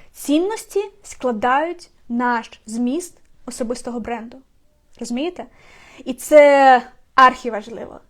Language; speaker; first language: Ukrainian; non-native, local second language; Russian